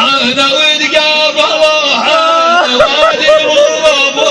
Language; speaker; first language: Arabic; native; Arabic